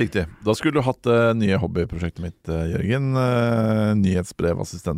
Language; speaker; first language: Norwegian; native; Norwegian